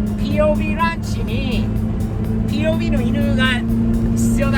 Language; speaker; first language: Japanese; non-native, fluent; English